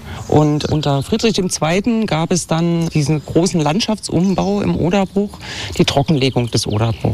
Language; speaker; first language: German; native; German